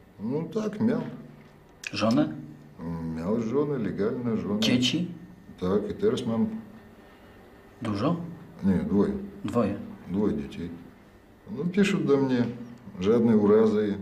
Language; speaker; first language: Polish; non-native, learner; Russian